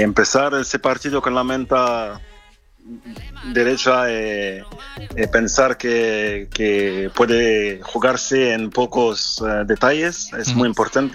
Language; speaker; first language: Spanish; non-native, fluent; French